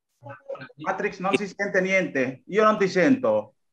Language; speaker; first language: Italian; non-native, learner; Indonesian